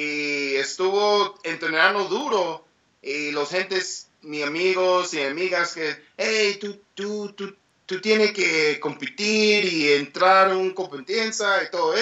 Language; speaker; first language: Spanish; early bilingual, heritage; English